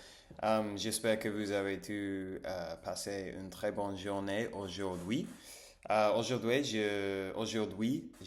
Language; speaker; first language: French; non-native, learner; English